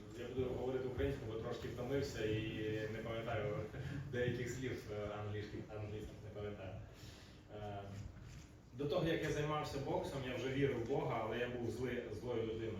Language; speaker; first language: Ukrainian; non-native, local second language; Russian